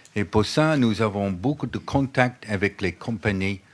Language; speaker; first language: French; non-native, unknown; English